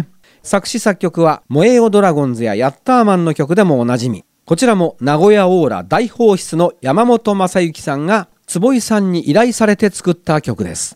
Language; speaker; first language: Japanese; native; Japanese